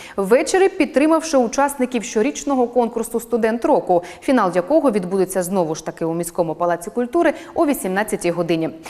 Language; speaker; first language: Ukrainian; native; Ukrainian